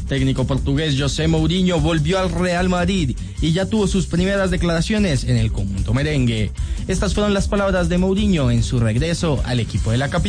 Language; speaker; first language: Spanish; native; Spanish